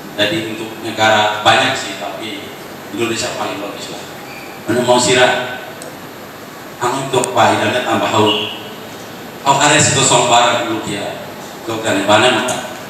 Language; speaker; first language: Indonesian; native; Indonesian